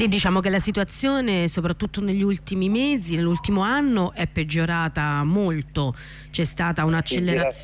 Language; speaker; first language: Italian; native; Italian